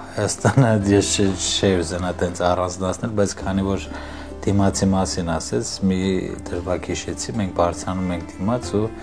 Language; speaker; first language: Armenian; native; Armenian